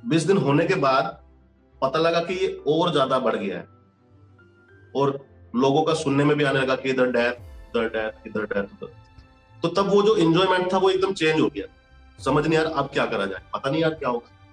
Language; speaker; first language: Hindi; native; Hindi